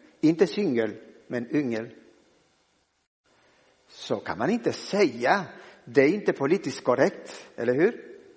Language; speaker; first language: Swedish; non-native, fluent; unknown